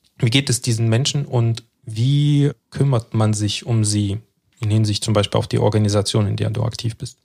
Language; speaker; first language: German; early bilingual, other home language; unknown